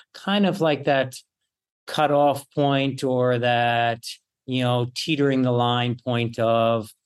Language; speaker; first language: English; early bilingual, other home language; Italian